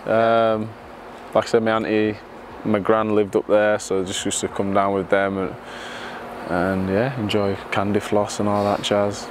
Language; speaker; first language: English; native; English